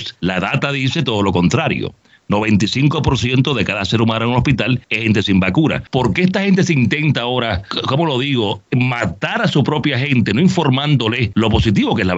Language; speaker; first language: Spanish; native; Spanish